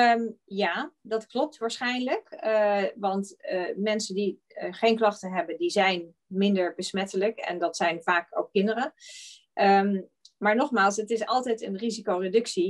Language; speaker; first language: Dutch; native; Dutch